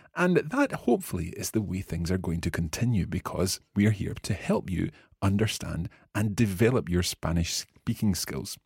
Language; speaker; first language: English; native; English